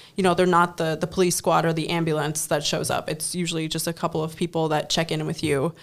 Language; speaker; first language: English; non-native, fluent; German